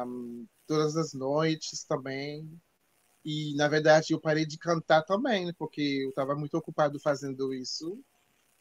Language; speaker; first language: Portuguese; non-native, fluent; French